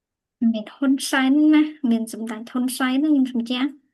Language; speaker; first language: Chinese; non-native, fluent; Khmer